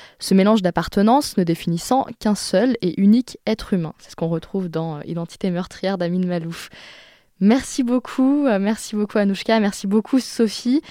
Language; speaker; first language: French; native; French